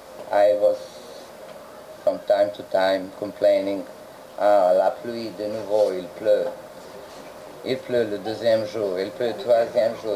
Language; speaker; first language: French; non-native, fluent; Serbian